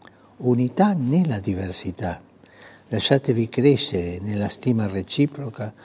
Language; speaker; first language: Italian; non-native, fluent; Spanish